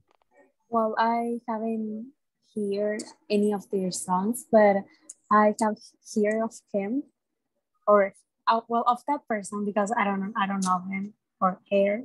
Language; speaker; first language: English; non-native, learner; Spanish